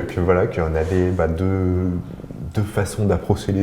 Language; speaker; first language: French; native; French